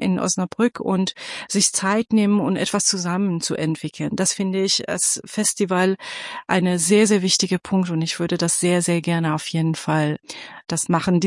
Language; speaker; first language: German; non-native, fluent; Persian